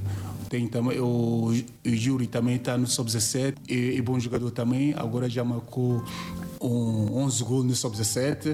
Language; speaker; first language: Portuguese; non-native, learner; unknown